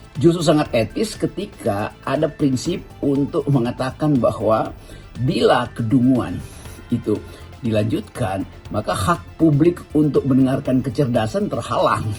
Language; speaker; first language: Indonesian; native; Indonesian